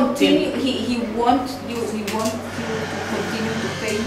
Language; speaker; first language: English; non-native, fluent; Hebrew